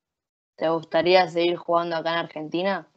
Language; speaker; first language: Spanish; native; Spanish